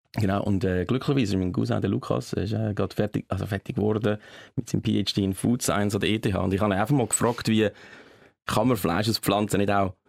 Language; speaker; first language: German; native; German